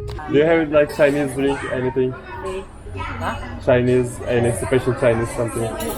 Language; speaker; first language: English; non-native, learner; Turkish